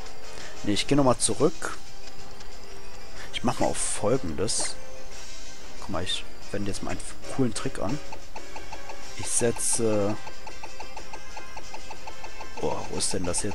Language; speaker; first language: German; native; German